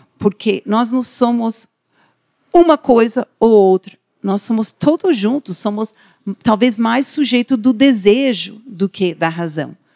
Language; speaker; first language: Portuguese; non-native, fluent; English